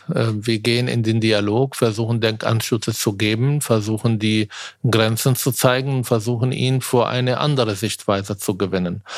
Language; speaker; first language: German; non-native, fluent; Arabic